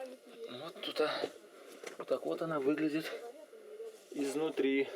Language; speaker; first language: Russian; native; Russian